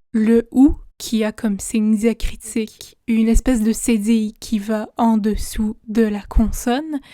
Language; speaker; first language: French; native; French